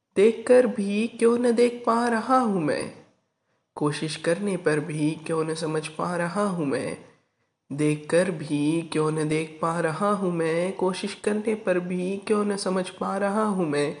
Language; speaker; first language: Hindi; non-native, local second language; Marathi